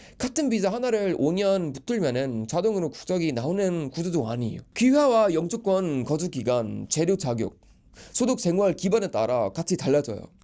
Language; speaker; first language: Korean; non-native, fluent; Swedish